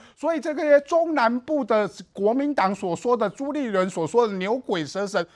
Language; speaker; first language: Chinese; native; Chinese